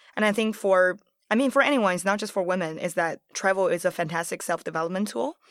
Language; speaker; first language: English; early bilingual, other home language; Chinese